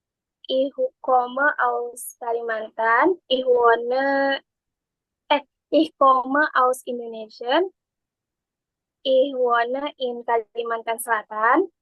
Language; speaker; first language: German; non-native, learner; Indonesian